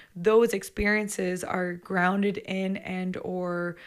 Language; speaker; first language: English; native; English